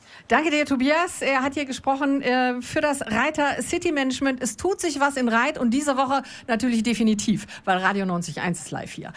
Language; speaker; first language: German; native; German